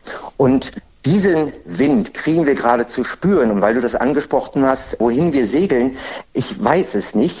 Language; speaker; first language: German; native; German